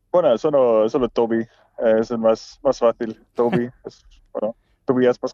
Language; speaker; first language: Spanish; non-native, fluent; Swedish